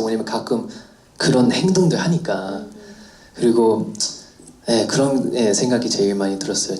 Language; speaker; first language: Korean; non-native, fluent; English